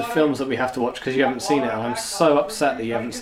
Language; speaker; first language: English; native; English